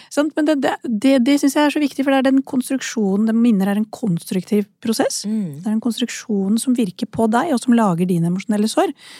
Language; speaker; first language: Norwegian; early bilingual, other home language; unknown